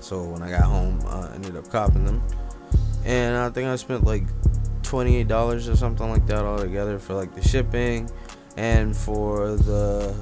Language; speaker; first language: English; native; English